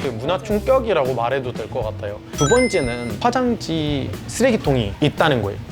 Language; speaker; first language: Korean; non-native, fluent; Arabic